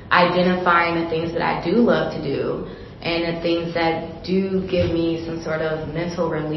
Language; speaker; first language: English; native; English